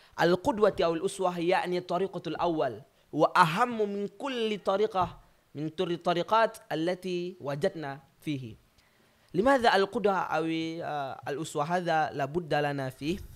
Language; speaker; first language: Arabic; non-native, learner; Indonesian